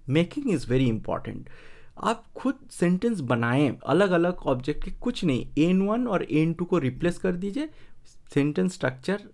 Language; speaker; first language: Hindi; native; Hindi